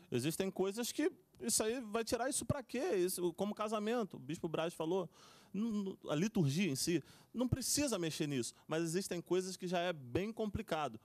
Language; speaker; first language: Portuguese; native; Portuguese